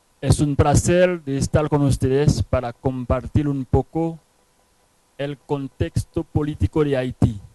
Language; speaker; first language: Spanish; non-native, fluent; Haitian Creole